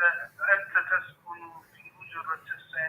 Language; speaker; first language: Arabic; non-native, learner; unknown